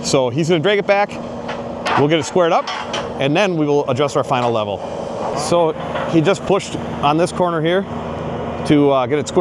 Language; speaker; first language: English; native; English